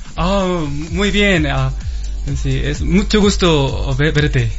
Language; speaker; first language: Spanish; non-native, learner; Korean